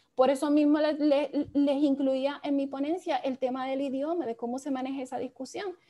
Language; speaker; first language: Spanish; native; Spanish